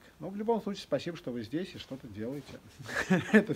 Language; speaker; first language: Russian; native; Russian